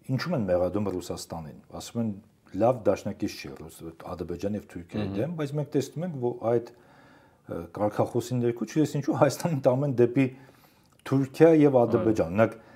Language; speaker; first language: Armenian; native; Armenian